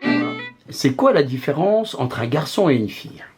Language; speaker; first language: French; native; French